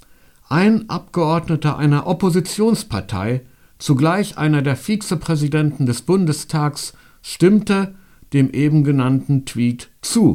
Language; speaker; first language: German; native; German